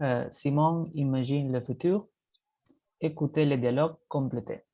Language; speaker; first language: French; non-native, learner; Spanish